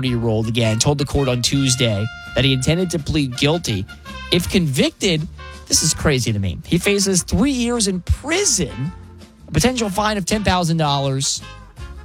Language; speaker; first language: English; native; English